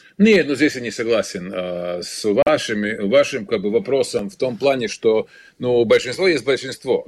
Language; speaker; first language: Russian; non-native, local second language; Latvian